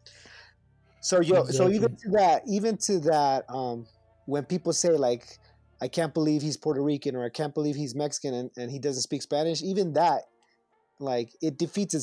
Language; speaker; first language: English; native; English